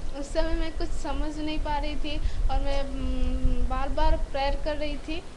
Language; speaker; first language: Hindi; non-native, local second language; Odia